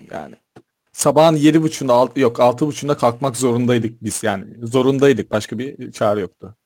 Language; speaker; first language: Turkish; native; Turkish